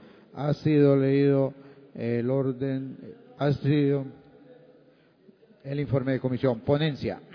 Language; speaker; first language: Spanish; native; Spanish